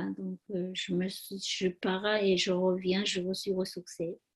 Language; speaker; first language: French; non-native, learner; Tibetan